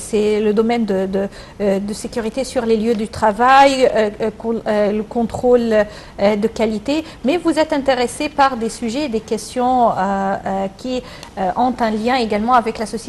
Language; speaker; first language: French; non-native, local second language; Arabic